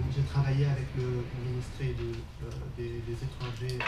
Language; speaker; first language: French; non-native, learner; Arabic